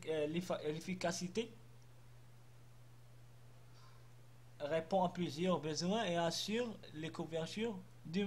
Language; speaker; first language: French; non-native, local second language; Arabic